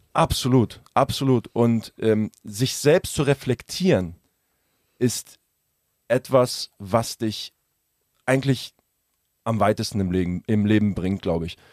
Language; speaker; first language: German; early bilingual, other home language; Russian